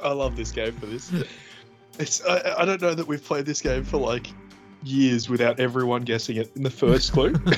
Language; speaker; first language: English; native; English